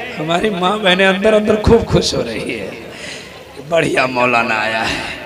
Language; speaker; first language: Hindi; native; Hindi